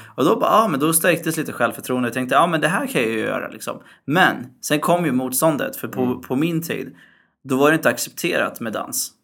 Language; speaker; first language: Swedish; early bilingual, other home language; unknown